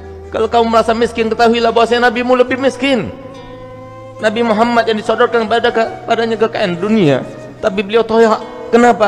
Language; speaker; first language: Indonesian; native; Indonesian